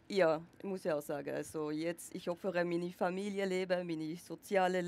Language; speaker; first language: German; non-native, local second language; French